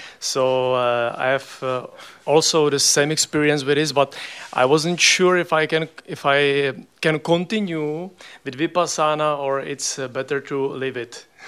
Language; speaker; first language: English; non-native, learner; Czech